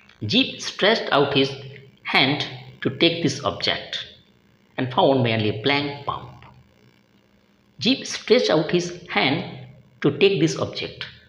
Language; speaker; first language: English; non-native, local second language; Bangla